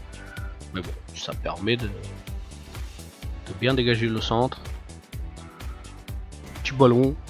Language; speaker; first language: French; native; French